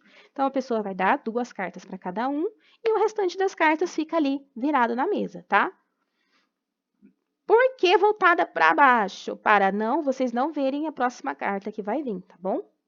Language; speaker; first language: Portuguese; native; Portuguese